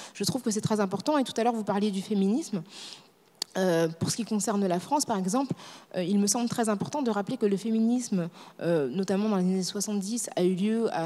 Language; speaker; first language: French; native; French